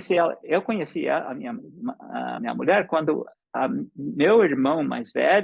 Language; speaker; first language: Portuguese; early bilingual, other home language; English